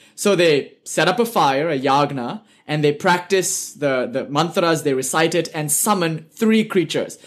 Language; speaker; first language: English; native; English